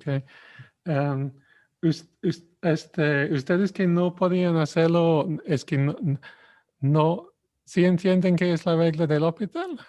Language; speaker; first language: Spanish; non-native, fluent; English